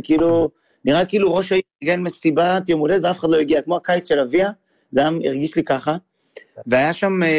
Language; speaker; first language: Hebrew; native; Hebrew